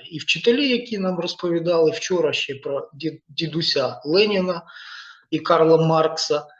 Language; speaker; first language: Ukrainian; non-native, local second language; Russian